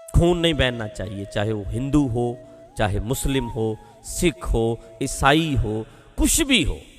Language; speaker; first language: Hindi; non-native, local second language; Punjabi